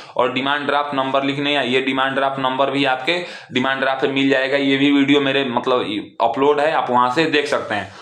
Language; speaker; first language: Hindi; non-native, local second language; Bhojpuri